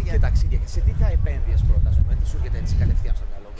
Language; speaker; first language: Greek; native; Greek